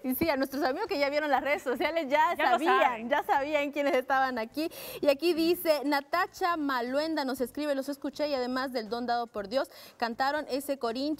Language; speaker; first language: Spanish; native; Spanish